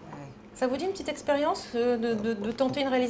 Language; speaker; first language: French; native; French